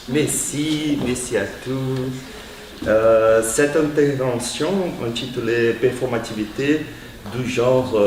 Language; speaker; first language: French; non-native, fluent; Portuguese